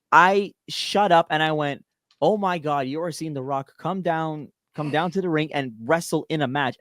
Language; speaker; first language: English; native; English